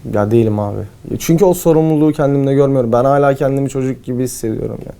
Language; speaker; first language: Turkish; native; Turkish